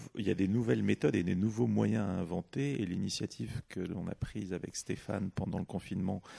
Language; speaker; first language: French; native; French